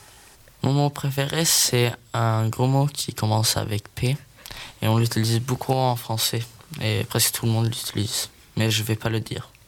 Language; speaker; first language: French; non-native, learner; Swedish